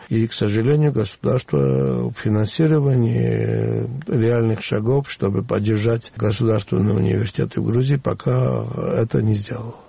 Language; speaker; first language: Russian; non-native, local second language; Georgian